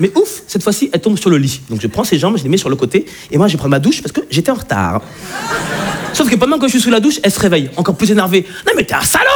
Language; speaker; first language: French; native; French